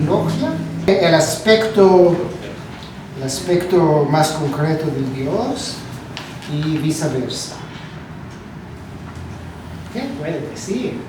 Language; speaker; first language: Spanish; non-native, learner; Hebrew